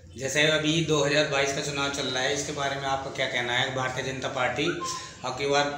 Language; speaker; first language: Hindi; native; Hindi